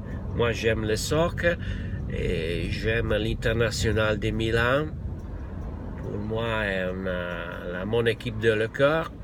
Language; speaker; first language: French; non-native, learner; Italian